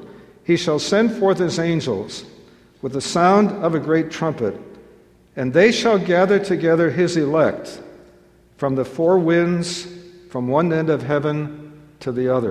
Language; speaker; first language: English; native; English